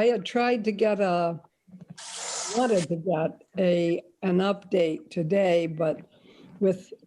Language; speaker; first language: English; native; English